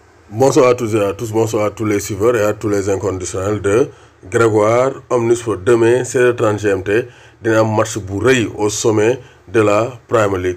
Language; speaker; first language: French; non-native, local second language; Wolof